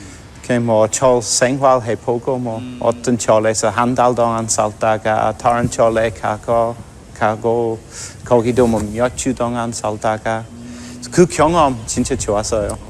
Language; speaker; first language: Korean; non-native, fluent; English